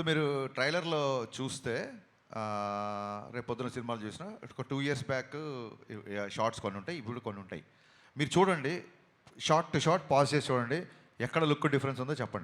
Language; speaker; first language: Telugu; native; Telugu